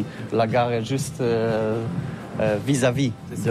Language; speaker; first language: French; non-native, learner; Polish